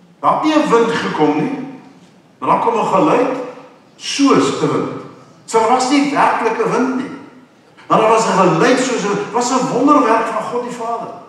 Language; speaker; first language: Afrikaans; non-native, local second language; English